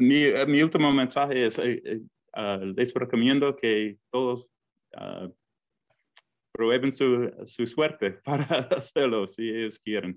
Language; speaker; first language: Spanish; non-native, fluent; English